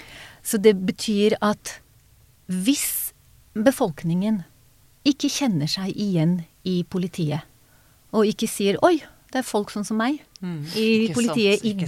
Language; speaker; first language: Norwegian; non-native, fluent; Hebrew